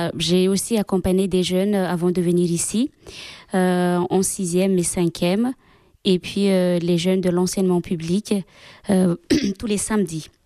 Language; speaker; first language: French; non-native, local second language; Malagasy